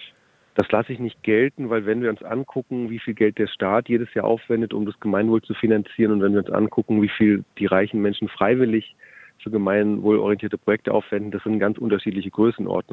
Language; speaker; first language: German; native; German